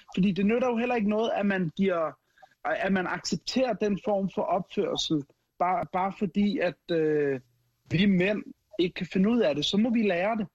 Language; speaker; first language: Danish; early bilingual, other home language; Arabic